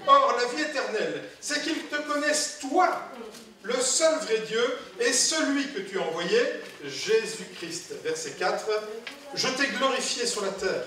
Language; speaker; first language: French; native; French